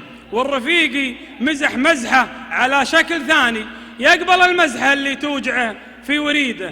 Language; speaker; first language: Arabic; native; Arabic